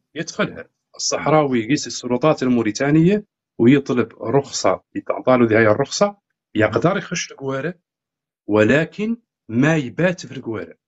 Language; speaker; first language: Arabic; native; Arabic